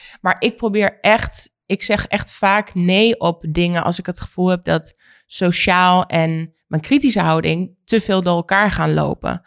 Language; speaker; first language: Dutch; native; Dutch